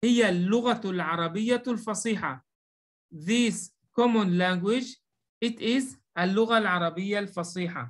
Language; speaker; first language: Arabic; non-native, fluent; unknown